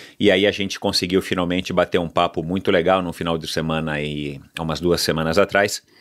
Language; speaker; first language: Portuguese; native; Portuguese